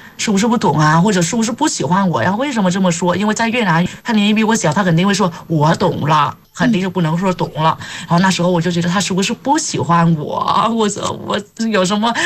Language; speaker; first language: Chinese; non-native, fluent; Vietnamese